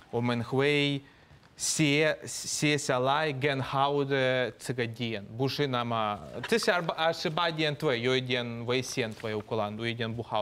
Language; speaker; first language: Chinese; non-native, fluent; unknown